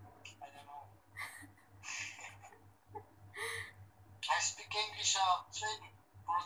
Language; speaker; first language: English; non-native, learner; Romany